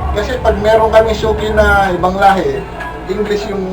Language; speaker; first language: Filipino; non-native, local second language; Hiligaynon